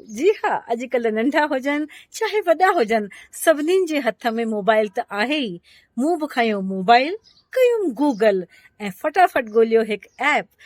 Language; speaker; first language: Sindhi; early bilingual, heritage; Sindhi